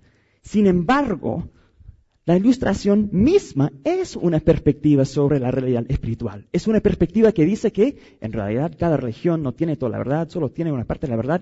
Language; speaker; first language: Spanish; non-native, fluent; English